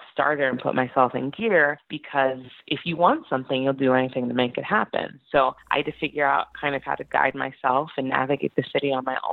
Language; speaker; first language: English; native; English